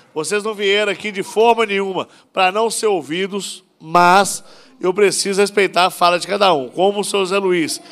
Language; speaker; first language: Portuguese; native; Portuguese